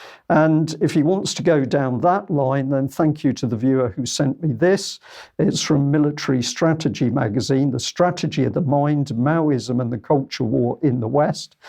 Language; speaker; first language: English; native; English